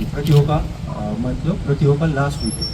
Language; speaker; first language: Telugu; non-native, learner; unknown